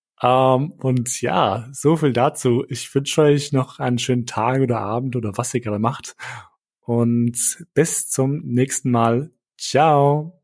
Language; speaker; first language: German; early bilingual, other home language; Albanian